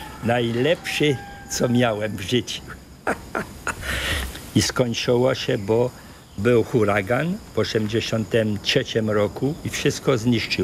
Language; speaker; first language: Polish; early bilingual, heritage; French